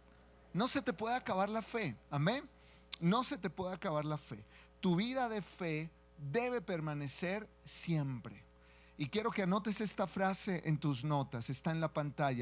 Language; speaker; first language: Spanish; native; Spanish